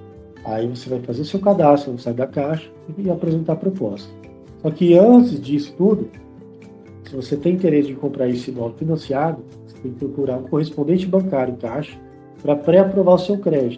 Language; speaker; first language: Portuguese; native; Portuguese